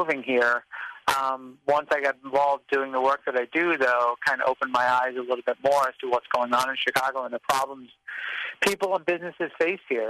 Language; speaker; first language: English; native; English